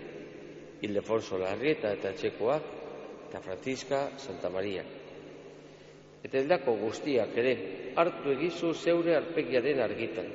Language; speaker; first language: Basque; native; Basque